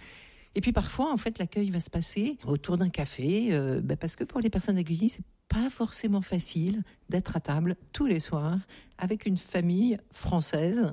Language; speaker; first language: French; native; French